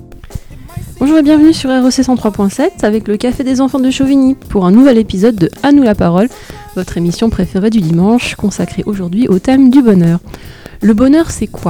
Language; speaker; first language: French; native; French